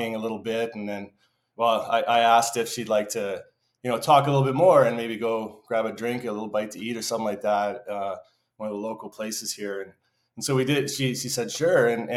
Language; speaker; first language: English; native; English